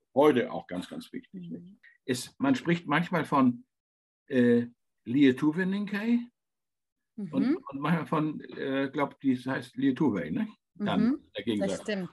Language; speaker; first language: German; native; German